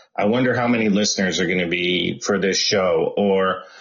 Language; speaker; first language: English; native; English